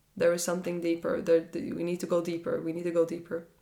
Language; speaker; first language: English; non-native, fluent; Norwegian